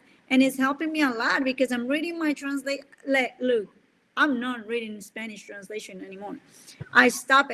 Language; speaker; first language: English; non-native, fluent; Spanish